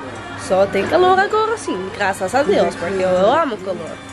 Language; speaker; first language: Portuguese; non-native, learner; Dutch